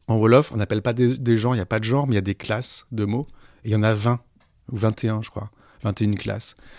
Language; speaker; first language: French; native; French